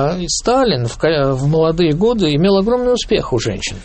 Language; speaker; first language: Russian; native; Russian